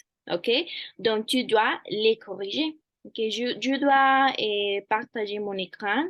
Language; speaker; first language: French; non-native, fluent; Spanish